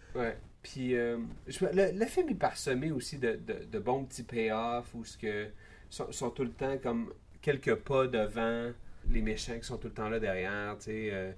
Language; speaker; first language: French; native; French